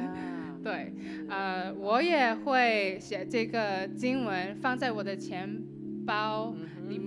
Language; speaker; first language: Chinese; non-native, learner; English